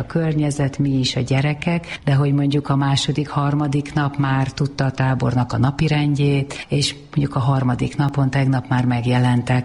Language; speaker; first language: Hungarian; native; Hungarian